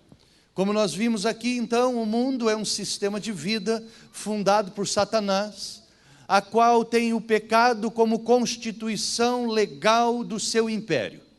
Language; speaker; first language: Portuguese; native; Portuguese